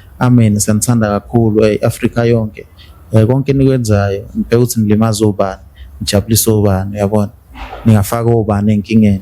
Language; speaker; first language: Zulu; native; Zulu